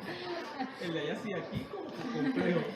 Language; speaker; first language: Spanish; native; Spanish